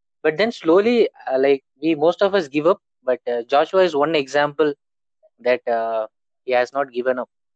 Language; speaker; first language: English; non-native, local second language; Tamil